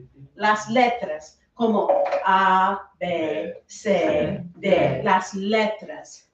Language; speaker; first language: Spanish; non-native, fluent; English